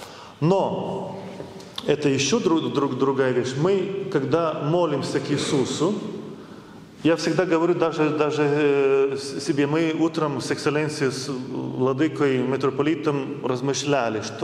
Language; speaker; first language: Russian; non-native, fluent; Lithuanian